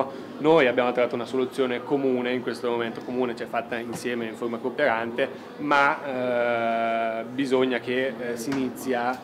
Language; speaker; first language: Italian; native; Italian